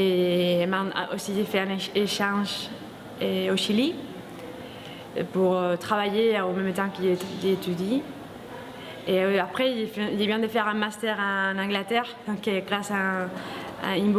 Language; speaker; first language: French; non-native, fluent; Spanish